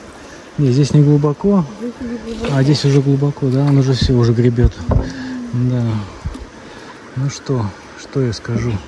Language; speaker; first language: Russian; native; Russian